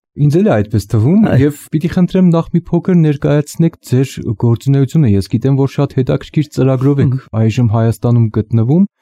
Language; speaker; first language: Armenian; native; Armenian